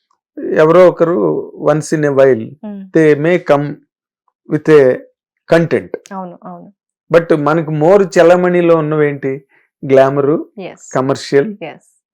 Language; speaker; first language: Telugu; native; Telugu